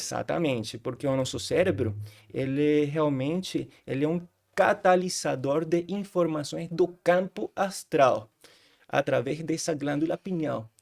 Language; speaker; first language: Portuguese; non-native, fluent; Spanish